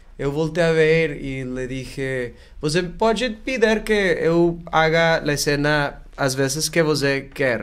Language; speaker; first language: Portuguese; non-native, learner; Spanish